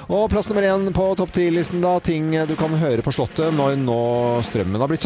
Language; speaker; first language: Norwegian; native; Norwegian